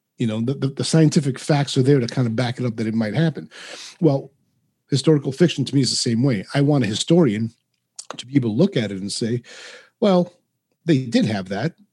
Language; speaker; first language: English; early bilingual, other home language; Spanish